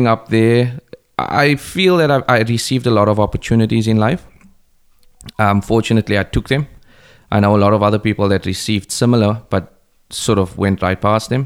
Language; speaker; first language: English; native; English